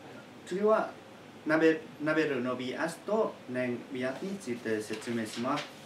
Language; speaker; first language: Japanese; non-native, learner; Chinese